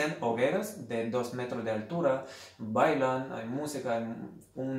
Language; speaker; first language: Spanish; non-native, fluent; Lithuanian